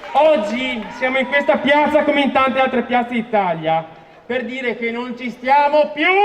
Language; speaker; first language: Italian; native; Italian